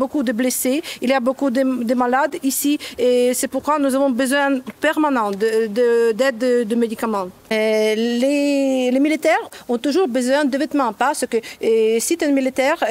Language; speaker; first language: French; non-native, fluent; Ukrainian